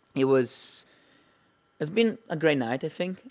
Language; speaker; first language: English; non-native, fluent; Italian